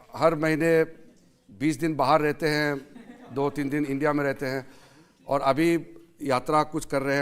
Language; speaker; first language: Hindi; non-native, local second language; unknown